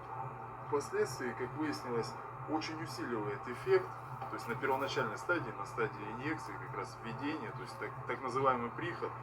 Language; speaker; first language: Russian; native; Russian